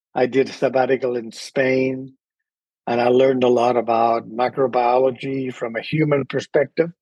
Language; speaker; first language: English; early bilingual, other home language; Spanish